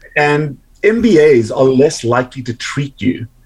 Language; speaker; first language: English; native; English